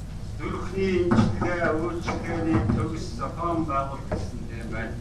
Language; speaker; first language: Mongolian; native; Mongolian